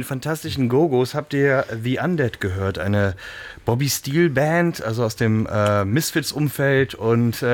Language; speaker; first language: German; native; German